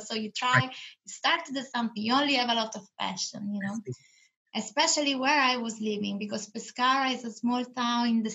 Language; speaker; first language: English; non-native, fluent; Italian